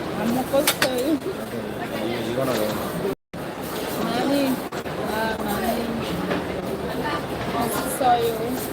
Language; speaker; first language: Korean; non-native, learner; Vietnamese